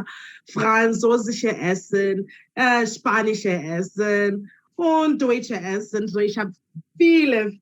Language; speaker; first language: German; non-native, learner; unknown